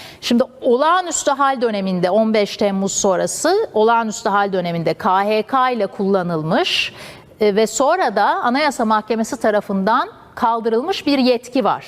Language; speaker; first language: Turkish; native; Turkish